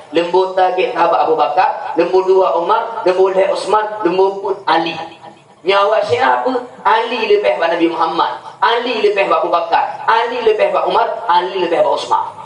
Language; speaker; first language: Malay; non-native, local second language; Achinese